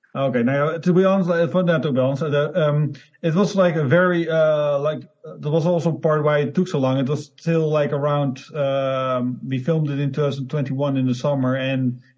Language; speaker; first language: English; non-native, learner; Dutch